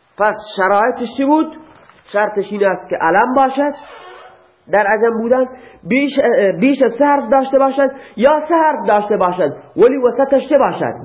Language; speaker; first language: Persian; non-native, local second language; Baluchi